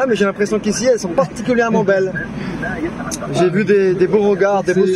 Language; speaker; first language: French; native; French